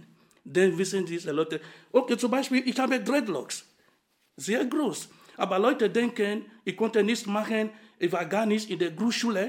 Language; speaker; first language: German; non-native, fluent; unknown